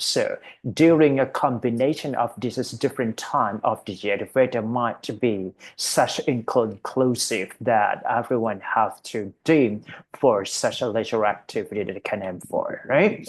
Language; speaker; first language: English; non-native, fluent; Thai